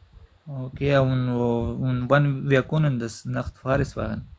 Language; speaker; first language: German; non-native, learner; Pashto